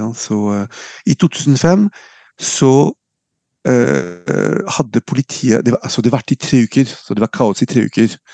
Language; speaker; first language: Norwegian; non-native, fluent; French